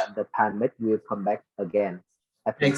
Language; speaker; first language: English; non-native, learner; Vietnamese